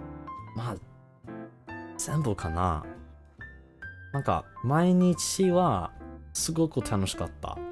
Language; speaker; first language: Japanese; non-native, learner; English